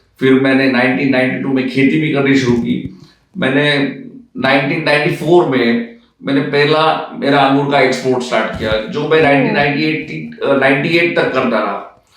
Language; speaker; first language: Hindi; non-native, local second language; Marathi